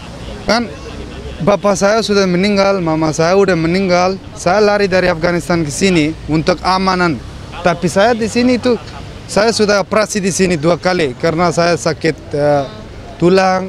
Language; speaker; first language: Indonesian; non-native, fluent; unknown